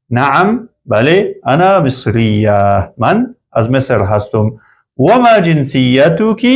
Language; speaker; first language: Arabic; non-native, fluent; Persian